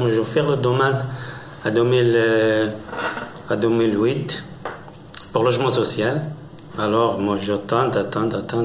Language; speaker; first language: French; non-native, learner; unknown